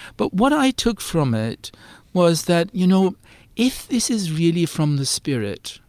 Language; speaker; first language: English; native; English